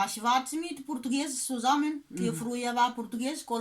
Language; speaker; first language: German; non-native, learner; Kabuverdianu